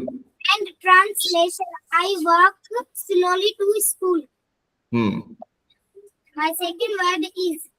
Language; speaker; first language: English; non-native, learner; Hindi